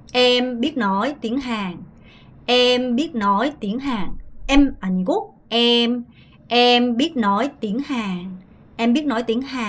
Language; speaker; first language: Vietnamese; non-native, fluent; Korean